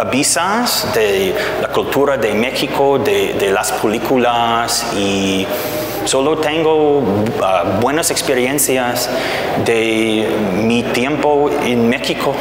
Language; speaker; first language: Spanish; non-native, learner; English